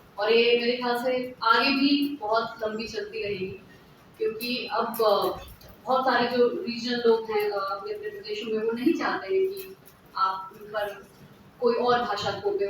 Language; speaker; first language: Hindi; native; Hindi